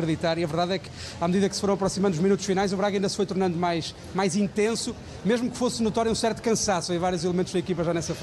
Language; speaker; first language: Portuguese; native; Portuguese